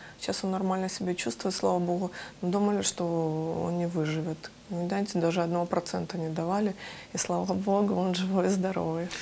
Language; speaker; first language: Russian; native; Russian